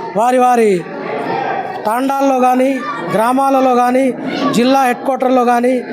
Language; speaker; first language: Telugu; non-native, local second language; Lambadi